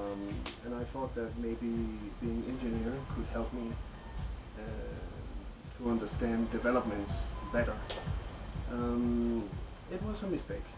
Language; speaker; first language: English; non-native, fluent; Danish